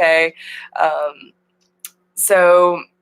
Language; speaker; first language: English; native; English